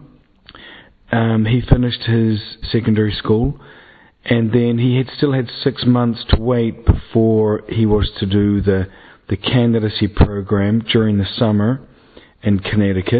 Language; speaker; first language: English; native; English